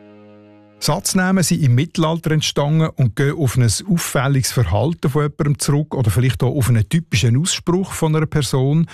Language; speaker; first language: German; native; German